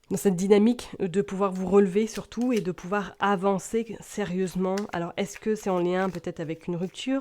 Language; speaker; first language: French; native; French